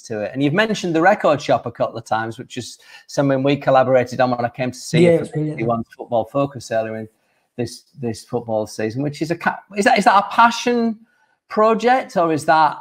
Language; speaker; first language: English; native; English